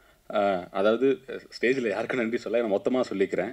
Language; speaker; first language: Tamil; native; Tamil